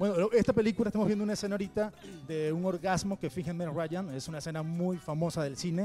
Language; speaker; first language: Spanish; native; Spanish